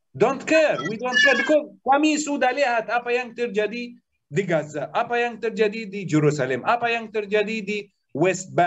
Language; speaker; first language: Indonesian; non-native, learner; Arabic